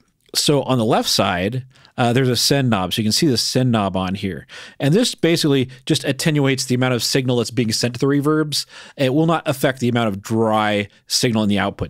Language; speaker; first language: English; native; English